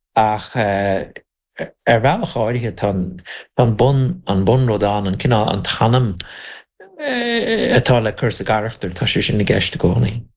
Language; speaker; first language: Irish; non-native, local second language; English